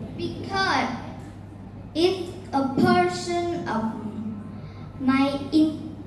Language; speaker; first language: English; non-native, fluent; Vietnamese